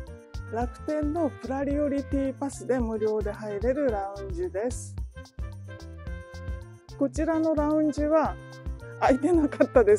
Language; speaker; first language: Japanese; native; Japanese